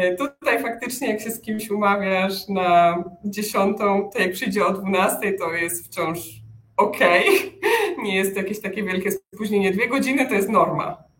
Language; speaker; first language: Polish; native; Polish